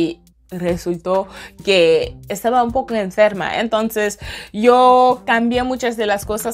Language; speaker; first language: Spanish; non-native, fluent; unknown